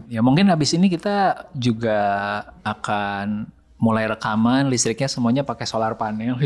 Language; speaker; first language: Indonesian; native; Indonesian